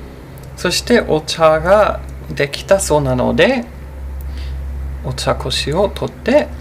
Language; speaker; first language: Japanese; non-native, fluent; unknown